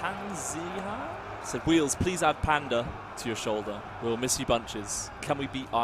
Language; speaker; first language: English; native; English